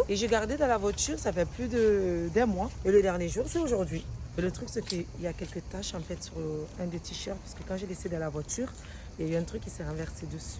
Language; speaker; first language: French; native; French